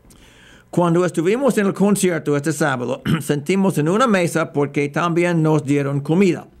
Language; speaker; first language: Spanish; non-native, fluent; English